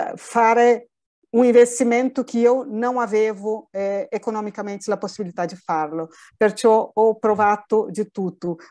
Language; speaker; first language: Italian; non-native, fluent; Portuguese